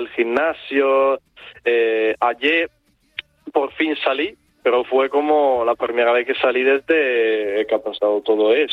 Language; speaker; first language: Spanish; non-native, fluent; Italian